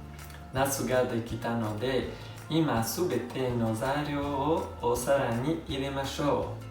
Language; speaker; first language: Japanese; non-native, learner; Italian